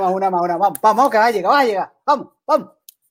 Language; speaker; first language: Spanish; native; Spanish